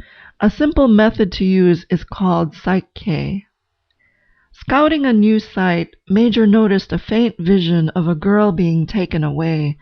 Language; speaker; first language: English; native; English